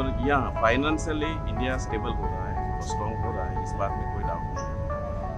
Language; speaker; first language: Hindi; native; Hindi